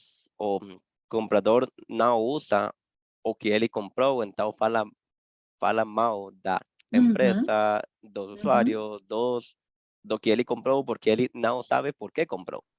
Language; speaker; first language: Portuguese; non-native, fluent; Spanish